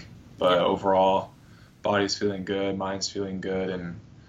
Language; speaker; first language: English; native; English